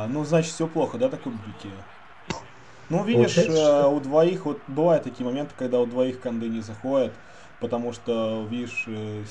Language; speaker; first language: Russian; native; Russian